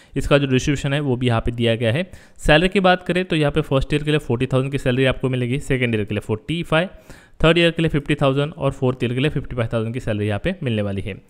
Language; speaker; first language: Hindi; native; Hindi